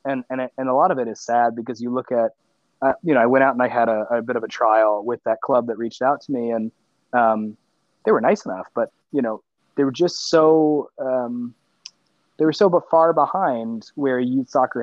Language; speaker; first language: English; native; English